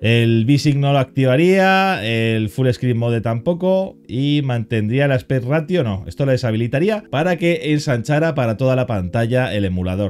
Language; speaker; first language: Spanish; native; Spanish